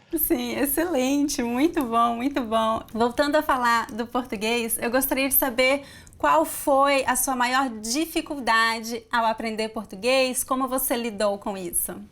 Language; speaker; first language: Portuguese; native; Portuguese